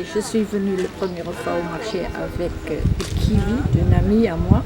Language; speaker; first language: French; non-native, fluent; Dutch